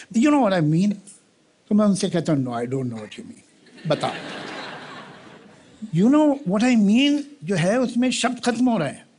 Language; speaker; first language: Hindi; native; Hindi